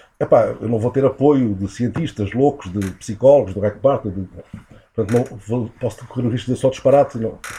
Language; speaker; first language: Portuguese; native; Portuguese